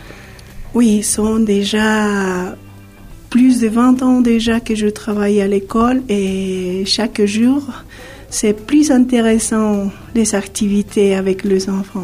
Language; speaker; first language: French; non-native, fluent; Spanish